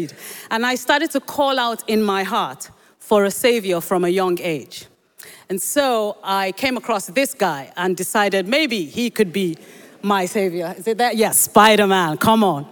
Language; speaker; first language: English; non-native, local second language; Yoruba